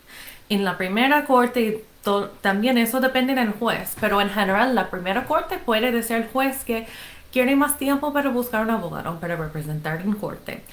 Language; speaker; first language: Spanish; non-native, fluent; English